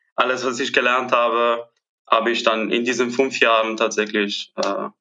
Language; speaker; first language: German; non-native, fluent; Italian